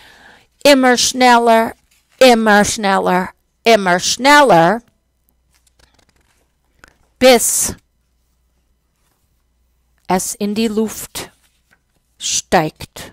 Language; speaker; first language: German; non-native, fluent; English